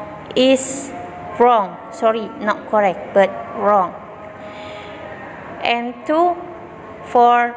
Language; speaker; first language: English; non-native, learner; Indonesian